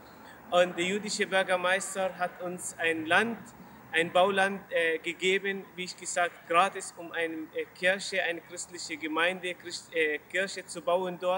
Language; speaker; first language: German; non-native, learner; Arabic